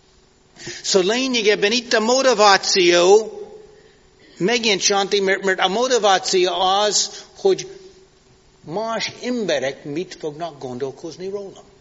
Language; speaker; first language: Hungarian; non-native, fluent; English